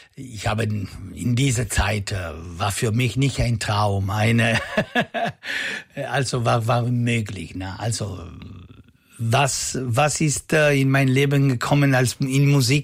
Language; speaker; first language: German; non-native, local second language; Italian